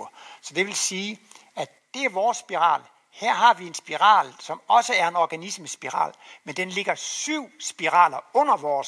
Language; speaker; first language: Danish; native; Danish